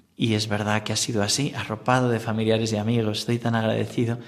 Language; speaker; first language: Spanish; native; Spanish